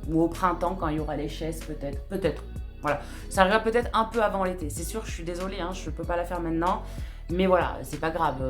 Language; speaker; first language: French; native; French